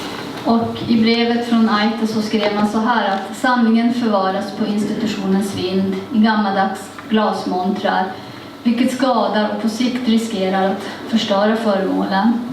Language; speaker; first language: Swedish; native; Swedish